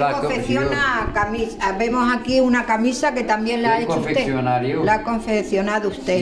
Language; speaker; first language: Spanish; native; Spanish